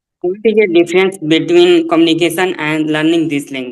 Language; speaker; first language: English; non-native, learner; Hindi